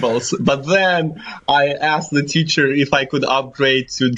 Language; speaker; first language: English; non-native, fluent; Kazakh